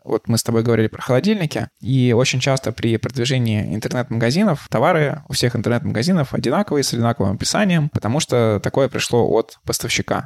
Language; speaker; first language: Russian; native; Russian